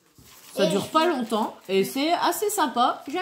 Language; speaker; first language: French; native; French